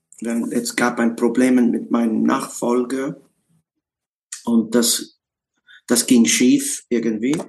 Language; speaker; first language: German; non-native, learner; English